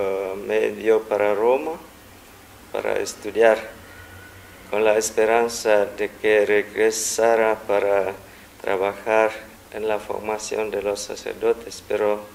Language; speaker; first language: Spanish; non-native, fluent; Vietnamese